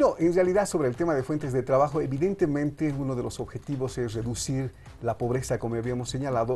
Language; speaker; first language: Spanish; native; Spanish